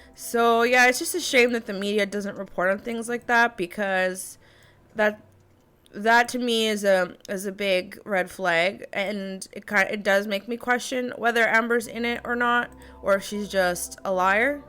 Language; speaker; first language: English; native; English